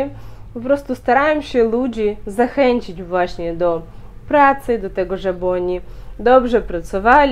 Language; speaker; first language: Polish; non-native, fluent; Ukrainian